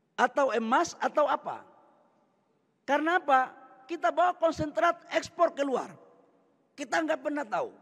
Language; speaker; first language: Indonesian; native; Indonesian